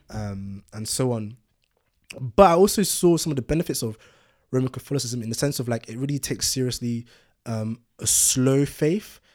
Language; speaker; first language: English; early bilingual, other home language; Yoruba